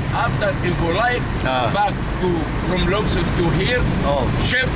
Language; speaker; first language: English; non-native, learner; Arabic